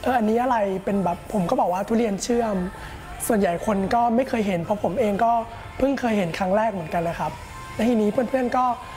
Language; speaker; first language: Thai; native; Thai